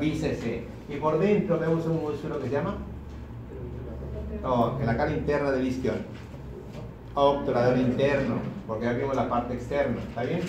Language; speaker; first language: Spanish; native; Spanish